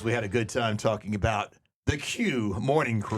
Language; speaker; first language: English; native; English